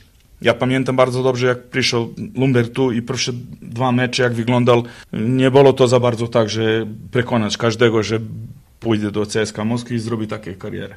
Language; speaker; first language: Polish; non-native, learner; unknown